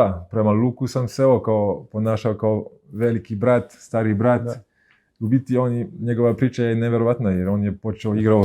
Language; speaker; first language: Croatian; early bilingual, heritage; Croatian